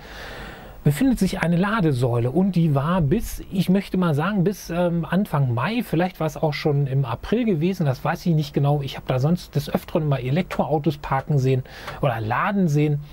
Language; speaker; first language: German; native; German